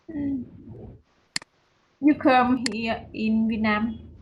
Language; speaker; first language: English; non-native, learner; Vietnamese